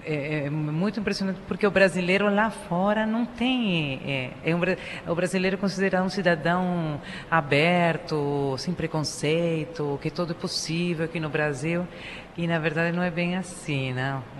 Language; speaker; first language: Portuguese; non-native, fluent; Spanish